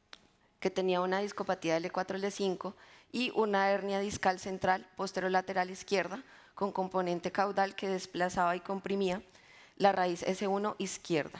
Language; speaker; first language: Spanish; native; Spanish